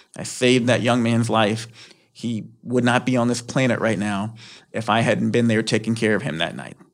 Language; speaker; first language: English; native; English